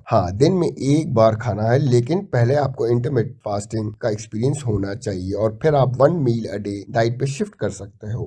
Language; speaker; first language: Hindi; native; Hindi